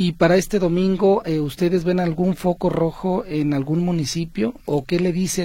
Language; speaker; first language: Spanish; native; Spanish